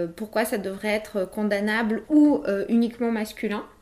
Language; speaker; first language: French; early bilingual, other home language; Polish